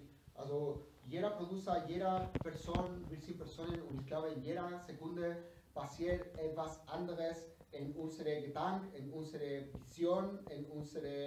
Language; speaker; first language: German; non-native, learner; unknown